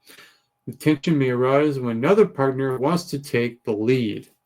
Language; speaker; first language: English; native; English